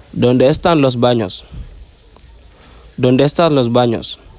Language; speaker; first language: Spanish; non-native, fluent; Wolof